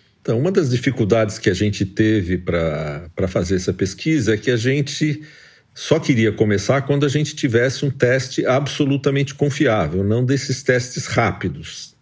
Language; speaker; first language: Portuguese; native; Portuguese